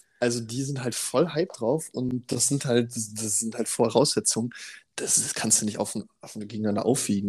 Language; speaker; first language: German; native; German